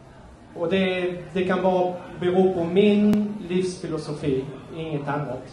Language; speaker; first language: Swedish; non-native, fluent; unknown